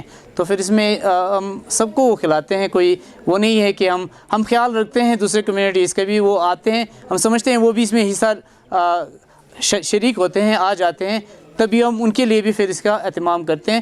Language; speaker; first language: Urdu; non-native, local second language; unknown